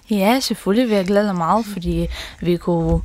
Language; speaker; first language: Danish; non-native, learner; Ukrainian